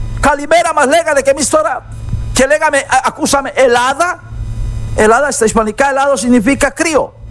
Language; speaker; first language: Greek; non-native, fluent; Spanish